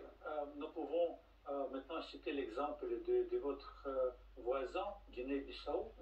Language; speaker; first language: French; non-native, fluent; Russian